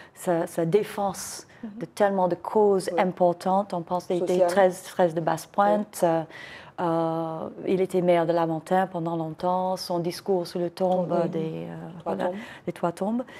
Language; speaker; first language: French; non-native, fluent; English